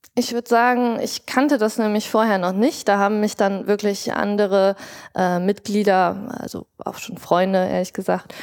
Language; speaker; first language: German; native; German